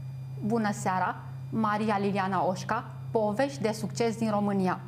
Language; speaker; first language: Romanian; native; Romanian